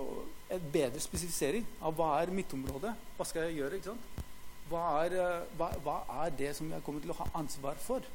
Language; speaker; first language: Norwegian; non-native, fluent; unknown